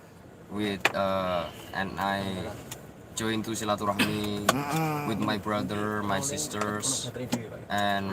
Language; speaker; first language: English; non-native, learner; Indonesian